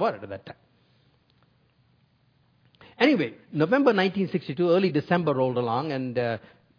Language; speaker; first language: English; non-native, local second language; Tamil